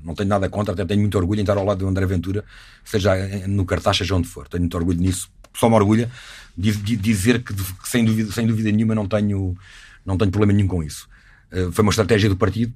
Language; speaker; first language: Portuguese; native; Portuguese